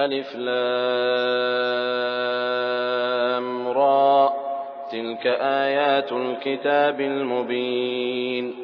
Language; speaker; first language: Arabic; native; Arabic